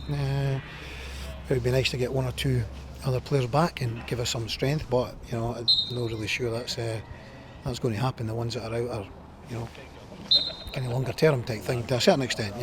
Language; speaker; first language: English; native; English